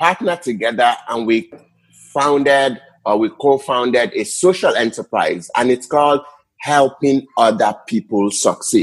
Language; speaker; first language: English; non-native, local second language; Yoruba